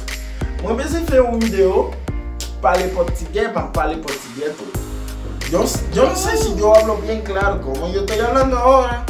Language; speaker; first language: Spanish; non-native, learner; Haitian Creole